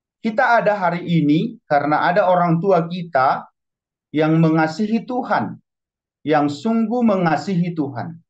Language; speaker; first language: Indonesian; non-native, local second language; Batak Toba